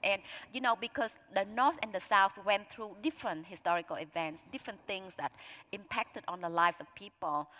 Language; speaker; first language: English; non-native, fluent; Vietnamese